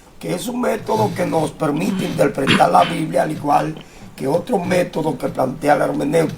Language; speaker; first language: Spanish; native; Spanish